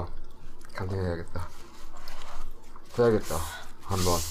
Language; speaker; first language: Korean; early bilingual, heritage; English